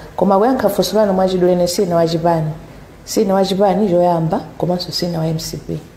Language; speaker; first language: Nyanja; native; Nyanja